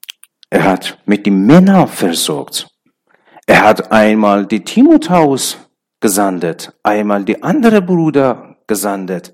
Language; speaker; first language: German; non-native, learner; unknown